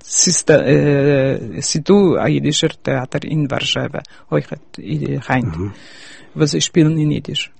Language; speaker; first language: German; early bilingual, heritage; Yiddish